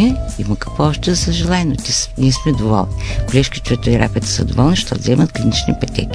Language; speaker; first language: Bulgarian; native; Bulgarian